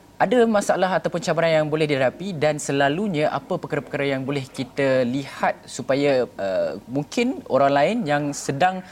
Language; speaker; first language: Malay; native; Malay